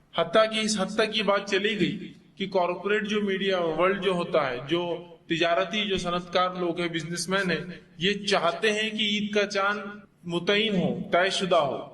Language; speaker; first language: Urdu; native; Urdu